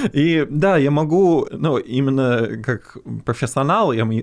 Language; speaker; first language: Russian; non-native, fluent; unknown